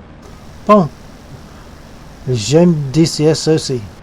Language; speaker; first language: French; non-native, learner; English